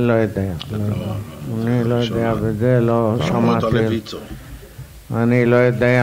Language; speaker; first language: Hebrew; non-native, fluent; Arabic